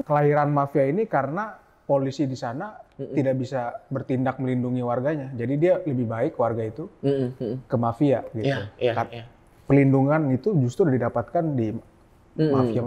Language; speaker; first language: Indonesian; native; Indonesian